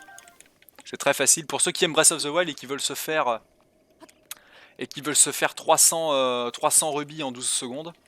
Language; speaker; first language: French; native; French